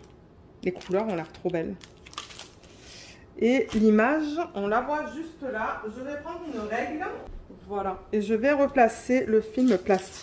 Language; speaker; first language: French; native; French